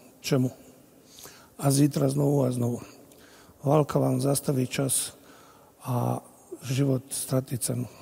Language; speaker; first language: Czech; non-native, fluent; Bosnian